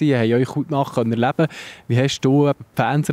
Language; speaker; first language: German; native; German